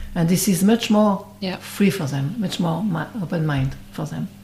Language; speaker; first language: English; non-native, fluent; French